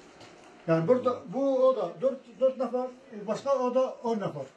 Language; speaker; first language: Turkish; non-native, learner; Arabic